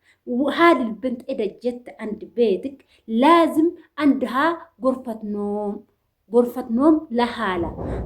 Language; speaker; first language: Arabic; non-native, learner; Oromo